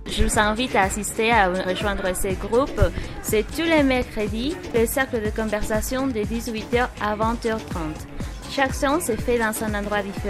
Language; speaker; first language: French; non-native, fluent; Spanish